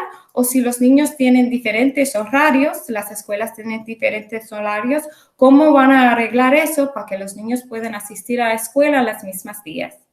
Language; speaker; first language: Spanish; early bilingual, heritage; English